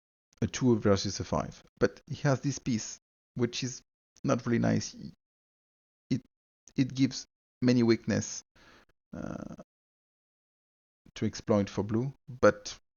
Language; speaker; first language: English; non-native, fluent; French